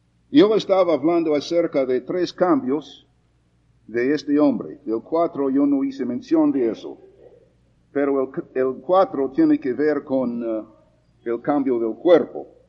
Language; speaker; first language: Spanish; non-native, fluent; English